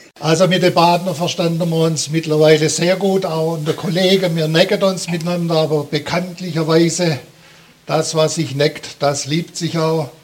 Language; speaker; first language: German; native; German